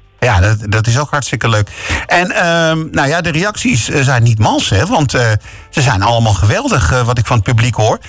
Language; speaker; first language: Dutch; native; Dutch